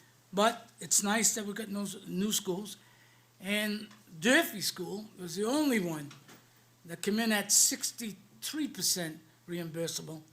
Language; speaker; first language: English; native; English